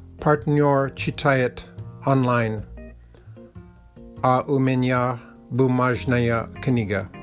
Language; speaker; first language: Russian; non-native, learner; Czech